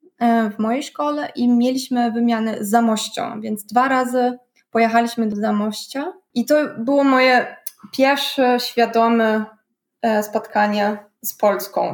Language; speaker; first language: Polish; non-native, learner; German